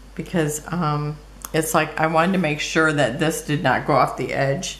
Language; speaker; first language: English; native; English